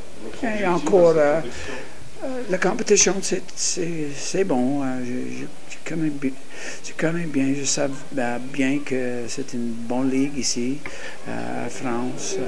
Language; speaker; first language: French; non-native, learner; English